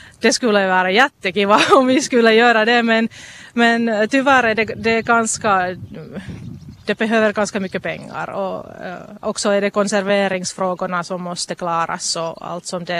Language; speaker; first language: Swedish; non-native, local second language; Finnish